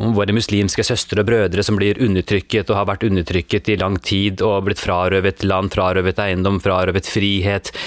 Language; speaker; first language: Norwegian; early bilingual, other home language; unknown